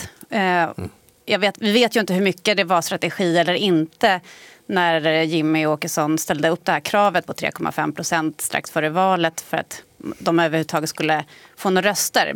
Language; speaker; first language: Swedish; native; Swedish